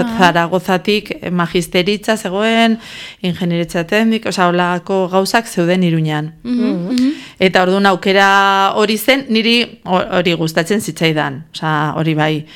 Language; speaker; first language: Basque; non-native, local second language; Spanish